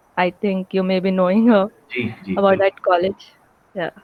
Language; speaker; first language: English; non-native, local second language; Hindi